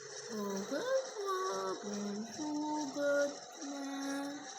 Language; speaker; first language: French; non-native, fluent; English